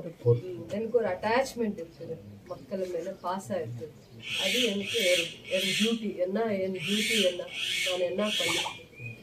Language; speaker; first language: Tamil; non-native, local second language; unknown